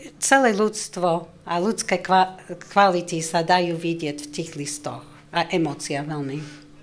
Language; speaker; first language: Slovak; non-native, fluent; English